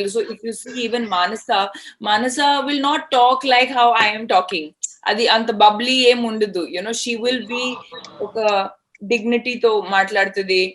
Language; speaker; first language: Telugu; non-native, fluent; Hindi